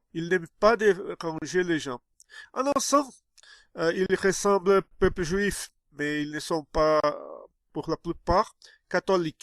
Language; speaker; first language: French; non-native, fluent; Portuguese